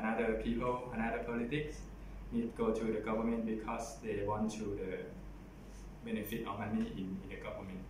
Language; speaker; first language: English; non-native, learner; Thai